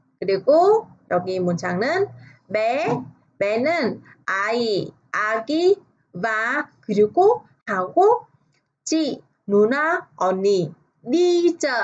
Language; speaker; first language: Korean; non-native, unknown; Vietnamese